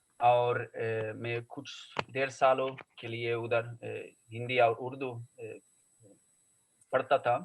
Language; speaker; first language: Hindi; non-native, learner; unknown